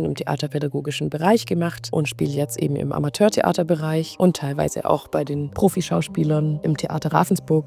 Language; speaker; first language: German; native; German